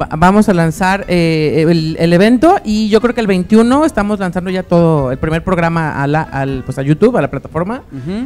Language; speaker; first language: Spanish; native; Spanish